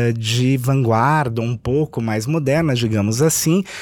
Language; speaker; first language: Portuguese; native; Portuguese